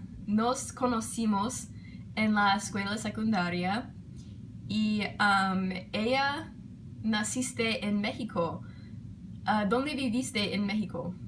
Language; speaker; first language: Spanish; non-native, learner; English